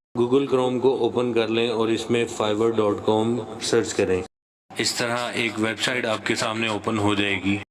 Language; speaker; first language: Urdu; native; Urdu